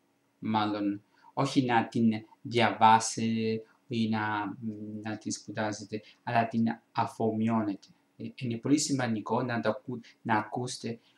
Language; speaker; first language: Greek; non-native, fluent; Italian